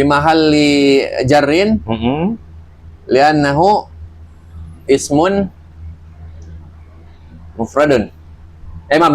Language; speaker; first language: Arabic; non-native, learner; Indonesian